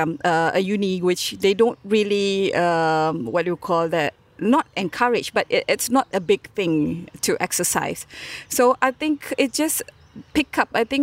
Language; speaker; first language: English; non-native, local second language; Malay